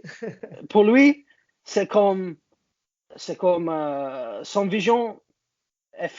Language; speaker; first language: French; non-native, learner; English